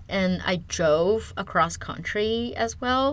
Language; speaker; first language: English; non-native, fluent; Chinese